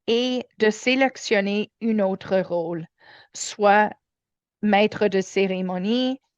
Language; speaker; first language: French; non-native, learner; English